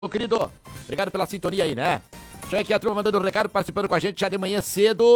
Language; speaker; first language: Portuguese; native; Portuguese